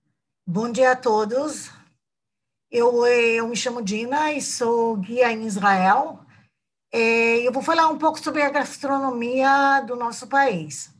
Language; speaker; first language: Portuguese; non-native, fluent; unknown